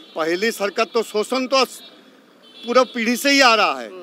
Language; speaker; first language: Hindi; non-native, local second language; Odia